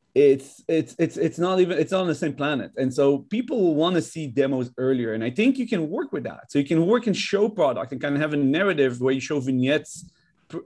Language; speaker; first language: English; non-native, fluent; Hebrew